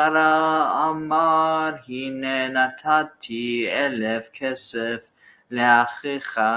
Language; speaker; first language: Hebrew; non-native, learner; English